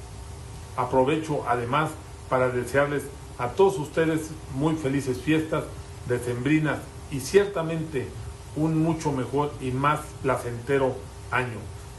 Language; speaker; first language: Spanish; native; Spanish